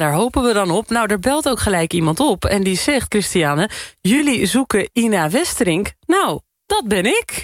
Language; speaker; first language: Dutch; native; Dutch